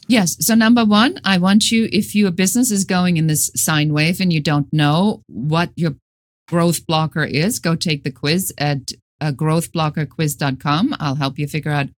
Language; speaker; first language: English; non-native, fluent; German